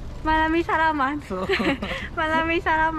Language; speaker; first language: Japanese; native; Japanese